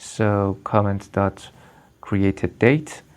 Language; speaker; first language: English; non-native, fluent; Persian